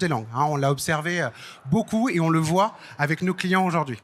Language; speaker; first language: French; native; French